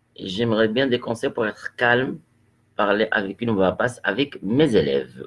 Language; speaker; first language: French; non-native, local second language; Arabic